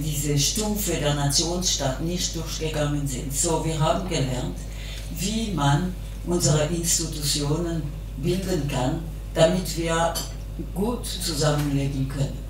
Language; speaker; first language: German; non-native, local second language; French